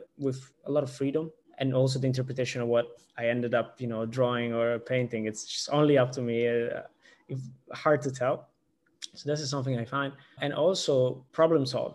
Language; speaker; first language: English; non-native, fluent; Italian